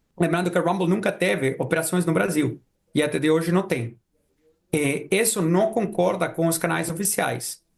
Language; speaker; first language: Portuguese; non-native, fluent; Spanish